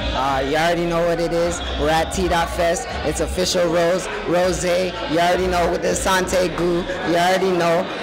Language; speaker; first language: English; native; English